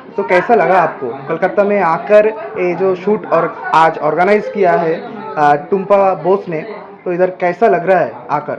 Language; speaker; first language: Hindi; non-native, local second language; Bangla